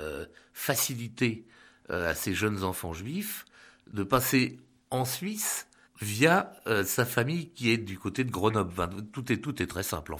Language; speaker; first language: French; native; French